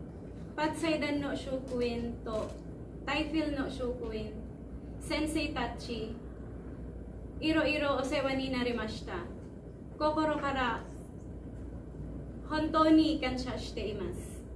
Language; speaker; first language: Japanese; non-native, learner; Filipino